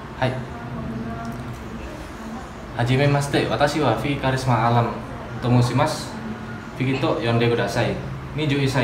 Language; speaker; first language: Japanese; non-native, learner; Indonesian